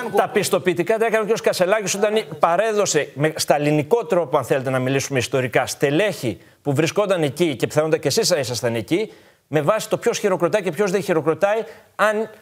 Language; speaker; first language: Greek; native; Greek